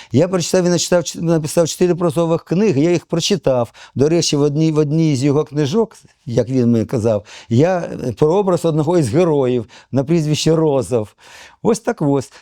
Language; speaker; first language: Ukrainian; non-native, local second language; Russian